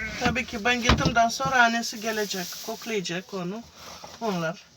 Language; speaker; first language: Turkish; non-native, fluent; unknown